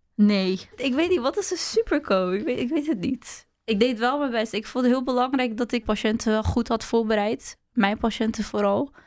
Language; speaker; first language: Dutch; early bilingual, other home language; Arabic